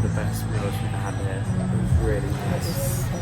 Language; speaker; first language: English; native; English